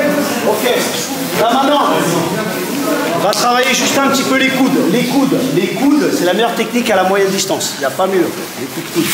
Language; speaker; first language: French; native; French